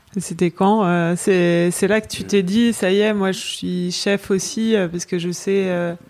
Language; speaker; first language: French; native; French